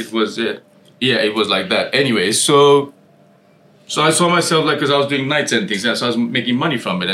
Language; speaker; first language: English; non-native, local second language; Nepali